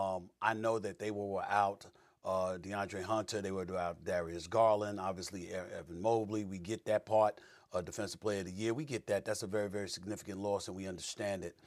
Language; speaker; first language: English; native; English